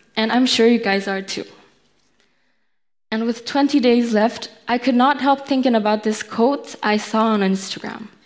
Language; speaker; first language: English; non-native, fluent; Korean